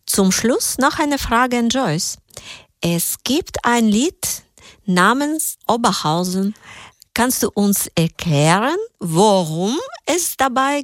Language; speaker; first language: German; native; German